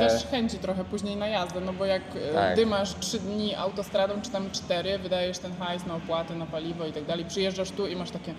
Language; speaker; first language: Polish; native; Polish